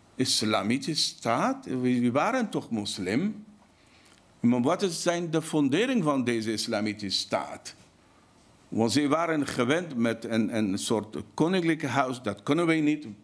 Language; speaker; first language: Dutch; non-native, fluent; Persian